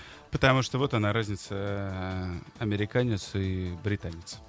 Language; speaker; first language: Russian; native; Russian